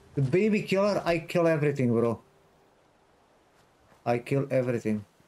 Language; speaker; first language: English; non-native, fluent; Romanian